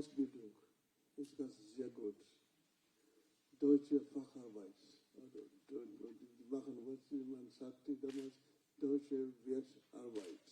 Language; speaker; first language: German; non-native, fluent; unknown